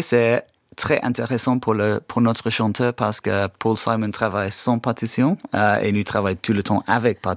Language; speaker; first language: French; non-native, fluent; English